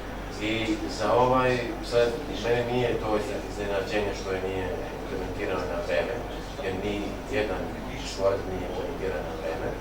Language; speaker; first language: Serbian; non-native, local second language; Albanian